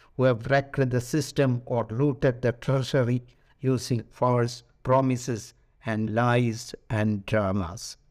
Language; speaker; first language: English; non-native, local second language; Malayalam